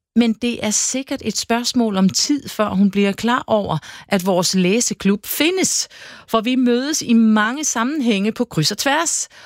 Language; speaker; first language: Danish; native; Danish